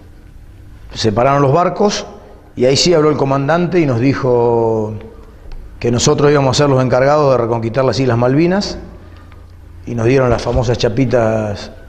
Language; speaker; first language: Spanish; native; Spanish